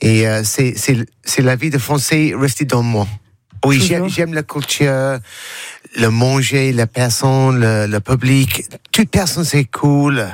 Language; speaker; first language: French; non-native, learner; English